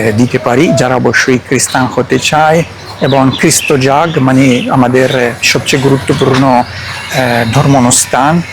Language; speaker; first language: Bangla; non-native, fluent; Italian